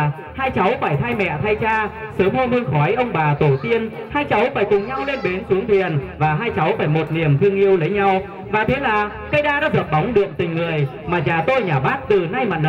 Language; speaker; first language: Vietnamese; native; Vietnamese